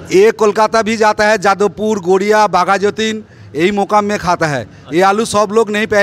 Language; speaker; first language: Hindi; non-native, local second language; Bangla